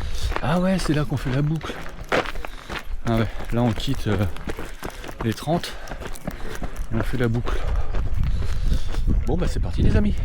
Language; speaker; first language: French; native; French